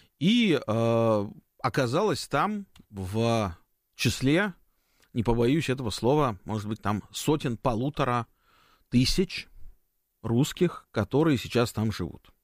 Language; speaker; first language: Russian; native; Russian